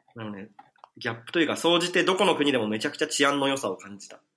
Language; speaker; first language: Japanese; native; Japanese